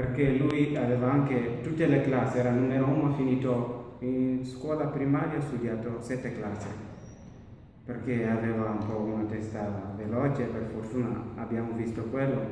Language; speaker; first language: Italian; non-native, learner; Masai